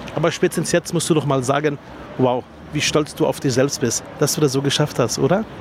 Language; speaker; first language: German; early bilingual, other home language; Arabic